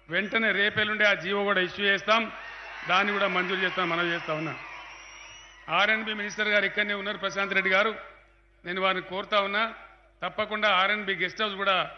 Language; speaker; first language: Telugu; native; Telugu